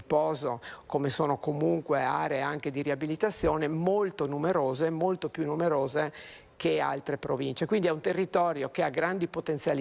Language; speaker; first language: Italian; native; Italian